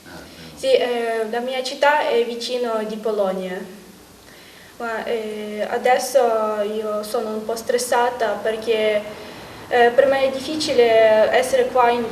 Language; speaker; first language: Italian; non-native, learner; Ukrainian